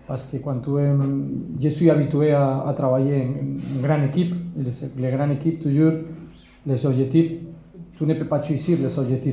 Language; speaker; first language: French; non-native, fluent; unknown